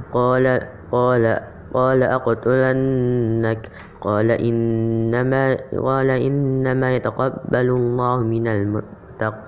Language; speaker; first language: Arabic; non-native, learner; Indonesian